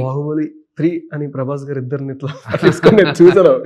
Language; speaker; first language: Telugu; native; Telugu